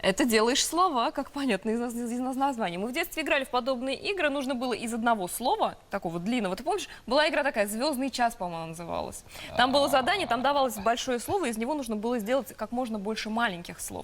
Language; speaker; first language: Russian; native; Russian